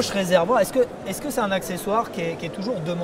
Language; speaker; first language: French; native; French